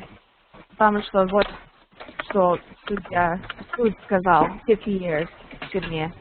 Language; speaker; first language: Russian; non-native, learner; English